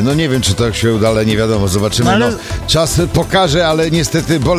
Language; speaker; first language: Polish; native; Polish